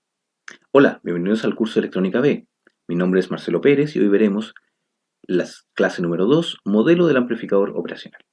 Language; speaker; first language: Spanish; native; Spanish